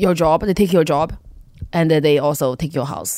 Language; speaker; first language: English; non-native, fluent; Chinese